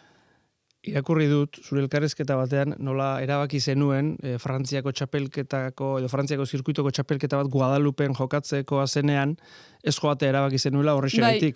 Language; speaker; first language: Basque; native; Basque